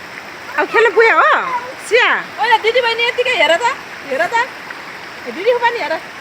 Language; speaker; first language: Nepali; native; Nepali